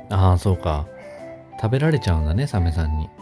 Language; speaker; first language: Japanese; native; Japanese